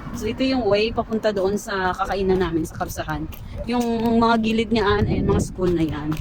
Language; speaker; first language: Filipino; native; Filipino